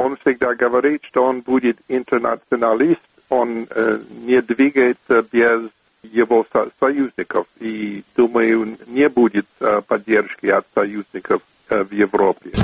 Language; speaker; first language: Russian; non-native, fluent; English